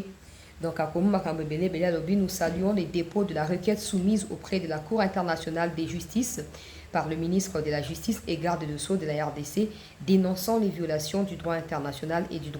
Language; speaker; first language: French; non-native, local second language; Lingala